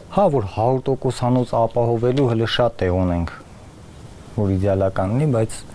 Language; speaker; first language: Armenian; native; Armenian